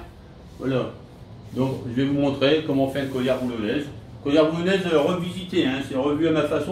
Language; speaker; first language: French; native; French